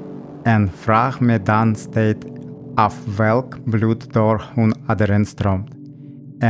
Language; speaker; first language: Dutch; non-native, learner; Russian